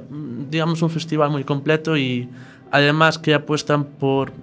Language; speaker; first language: Spanish; native; Spanish